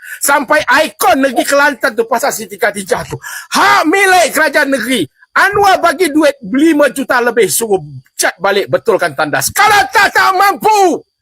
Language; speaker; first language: Malay; native; Malay